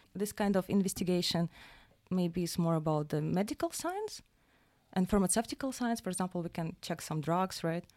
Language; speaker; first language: English; non-native, fluent; Russian